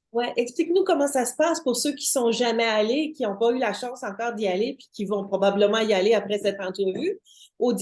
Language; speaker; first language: French; native; French